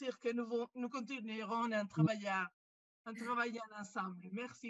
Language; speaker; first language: French; non-native, fluent; Spanish